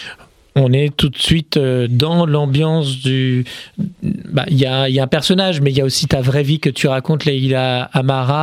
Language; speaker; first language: French; native; French